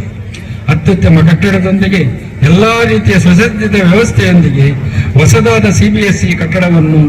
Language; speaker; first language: Kannada; native; Kannada